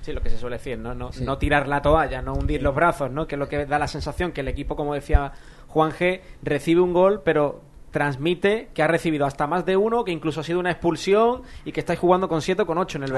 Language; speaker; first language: Spanish; native; Spanish